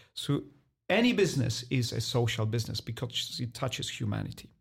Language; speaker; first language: English; non-native, fluent; Polish